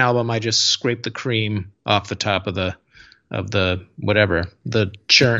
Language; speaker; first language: English; native; English